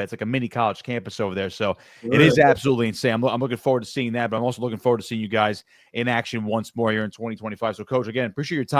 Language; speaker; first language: English; native; English